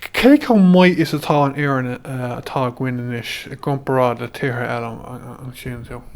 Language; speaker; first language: Irish; non-native, local second language; English